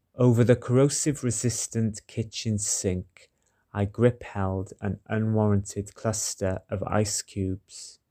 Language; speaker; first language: English; native; English